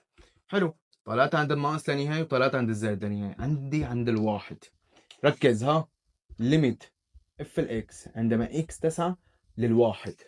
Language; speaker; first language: Arabic; native; Arabic